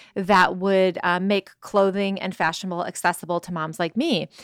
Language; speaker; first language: English; native; English